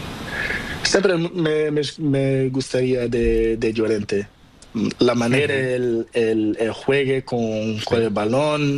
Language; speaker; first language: Spanish; non-native, learner; Portuguese